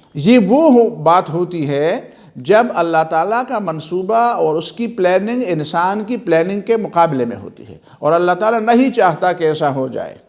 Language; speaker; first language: Urdu; non-native, local second language; Pashto